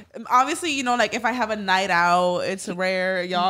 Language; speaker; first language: English; early bilingual, other home language; Spanish